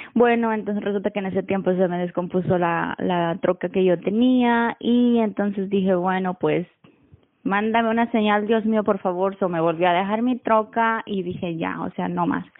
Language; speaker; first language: Spanish; native; Spanish